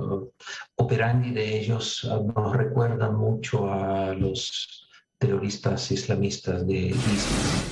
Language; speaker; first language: Spanish; non-native, fluent; Russian